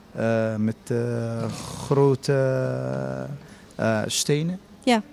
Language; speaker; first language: Dutch; non-native, learner; Arabic